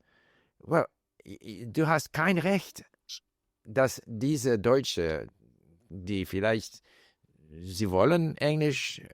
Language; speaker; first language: German; non-native, fluent; English